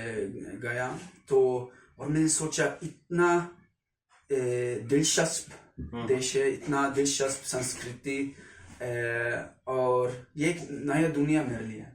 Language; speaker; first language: Hindi; non-native, learner; Swedish